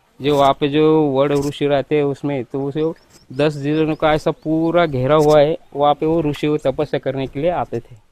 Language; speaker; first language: Hindi; non-native, local second language; Marathi